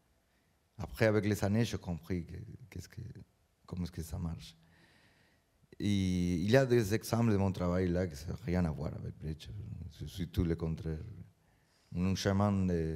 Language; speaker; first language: French; non-native, learner; Spanish